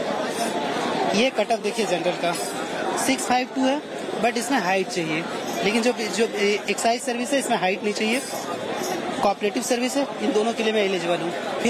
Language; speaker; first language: Hindi; non-native, local second language; Magahi